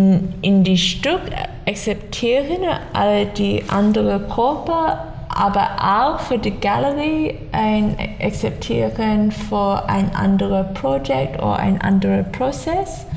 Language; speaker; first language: German; non-native, learner; English